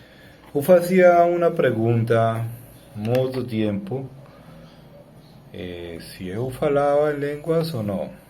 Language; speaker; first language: Portuguese; non-native, learner; Spanish